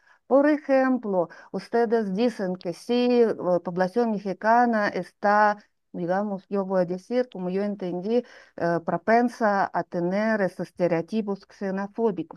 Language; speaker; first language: Spanish; non-native, fluent; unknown